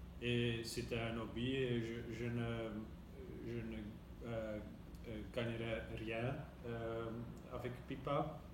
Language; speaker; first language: French; non-native, local second language; Dutch